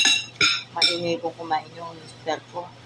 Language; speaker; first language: Filipino; native; Filipino